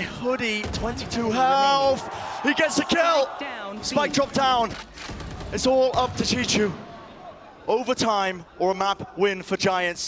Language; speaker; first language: English; native; English